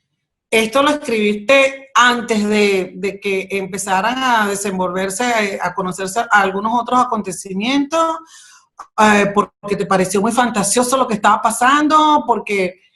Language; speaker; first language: Spanish; native; Spanish